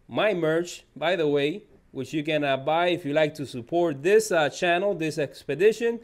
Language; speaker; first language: English; native; English